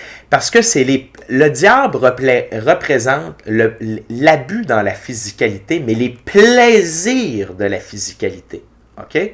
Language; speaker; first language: French; native; French